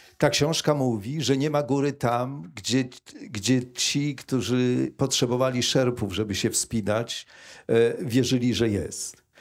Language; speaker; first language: Polish; native; Polish